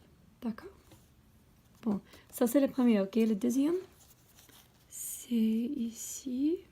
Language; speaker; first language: French; non-native, fluent; English